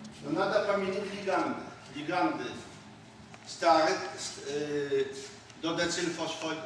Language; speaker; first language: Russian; non-native, fluent; Polish